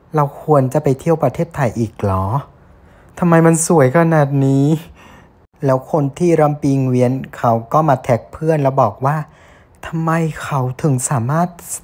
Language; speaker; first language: Thai; non-native, fluent; Vietnamese